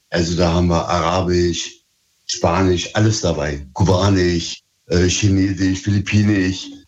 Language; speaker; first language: German; early bilingual, other home language; Turkish